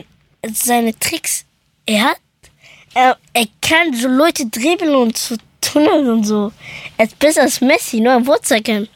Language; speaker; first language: German; early bilingual, other home language; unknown